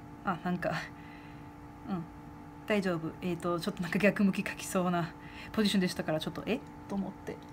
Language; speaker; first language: Japanese; non-native, fluent; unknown